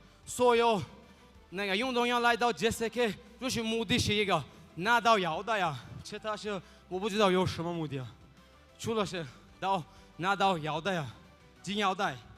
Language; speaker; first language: Chinese; non-native, fluent; Tajik